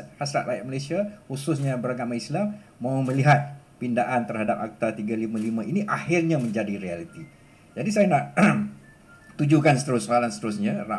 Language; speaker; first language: Malay; native; Malay